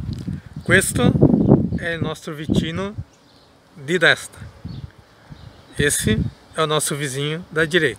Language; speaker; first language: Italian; non-native, learner; Portuguese